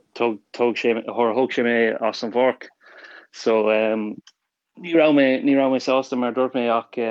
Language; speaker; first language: Irish; non-native, local second language; English